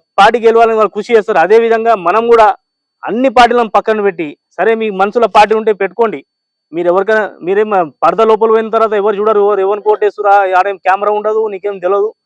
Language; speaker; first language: Telugu; non-native, local second language; Lambadi